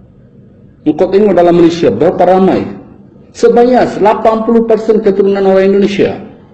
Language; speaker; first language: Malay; non-native, fluent; Bangla